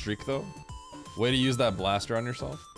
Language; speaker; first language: English; native; English